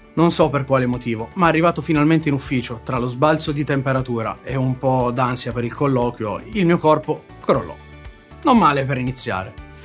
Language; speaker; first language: Italian; native; Italian